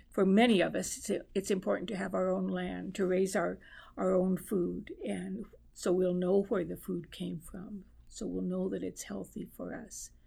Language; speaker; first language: English; native; English